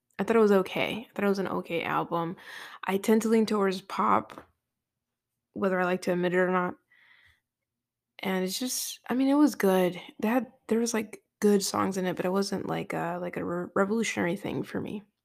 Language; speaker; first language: English; early bilingual, other home language; Spanish